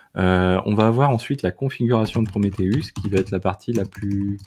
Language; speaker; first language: French; native; French